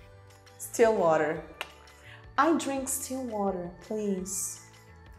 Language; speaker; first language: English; non-native, fluent; Portuguese